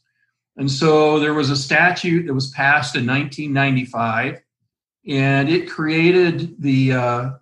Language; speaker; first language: English; native; English